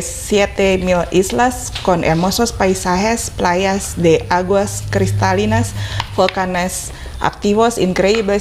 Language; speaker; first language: Spanish; non-native, fluent; Indonesian